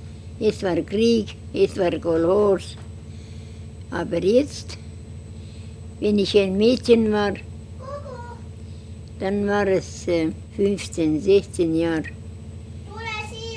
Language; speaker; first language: German; non-native, learner; Estonian